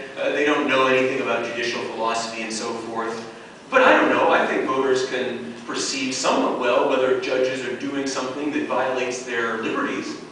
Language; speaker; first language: English; native; English